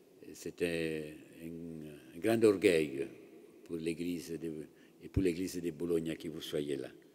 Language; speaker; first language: French; non-native, fluent; Italian